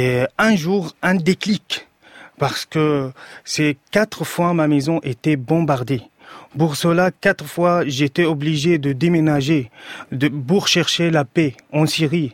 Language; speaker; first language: French; non-native, fluent; Arabic